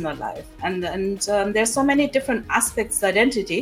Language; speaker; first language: English; non-native, local second language; German